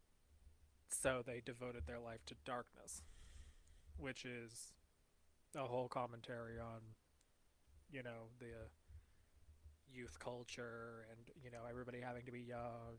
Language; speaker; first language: English; native; English